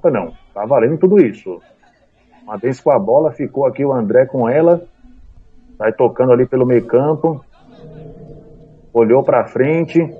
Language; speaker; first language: Portuguese; native; Portuguese